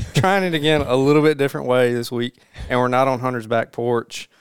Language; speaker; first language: English; native; English